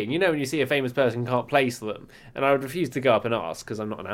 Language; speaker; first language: English; native; English